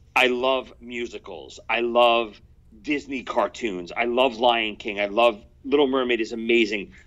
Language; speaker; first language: English; native; English